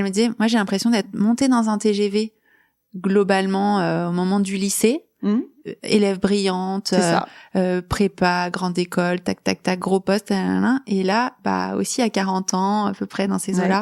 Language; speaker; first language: French; native; French